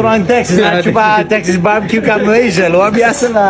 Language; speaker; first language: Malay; non-native, learner; English